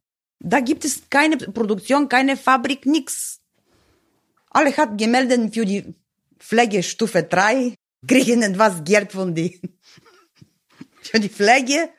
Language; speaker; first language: German; non-native, learner; Bulgarian